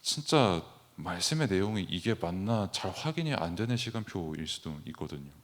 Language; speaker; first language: Korean; native; Korean